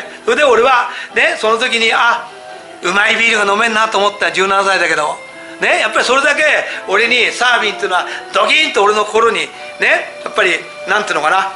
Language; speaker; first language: Japanese; native; Japanese